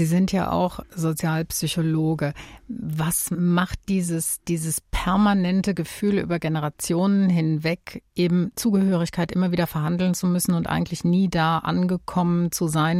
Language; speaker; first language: German; native; German